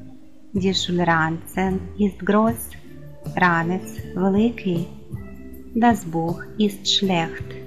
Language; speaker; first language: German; non-native, fluent; Ukrainian